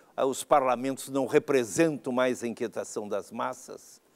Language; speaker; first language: Portuguese; native; Portuguese